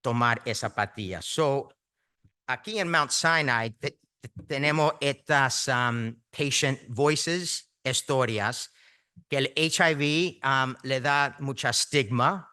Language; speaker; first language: Spanish; early bilingual, heritage; Spanish